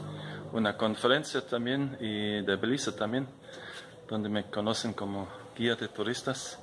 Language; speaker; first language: Spanish; non-native, fluent; German